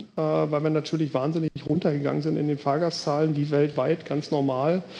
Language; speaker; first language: German; native; German